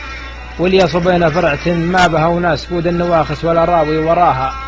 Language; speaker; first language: Arabic; native; Arabic